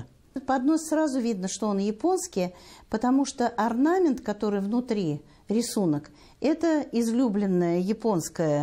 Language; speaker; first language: Russian; native; Russian